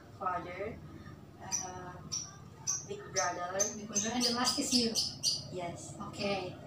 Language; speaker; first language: English; non-native, learner; Indonesian